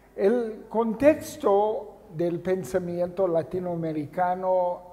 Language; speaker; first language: Spanish; non-native, fluent; English